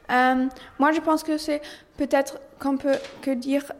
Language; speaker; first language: French; non-native, learner; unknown